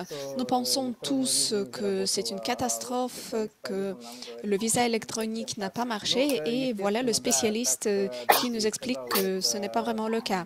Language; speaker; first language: French; non-native, fluent; Russian